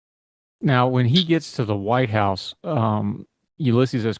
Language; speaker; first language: English; native; English